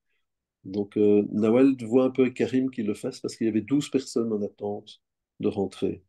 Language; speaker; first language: French; native; French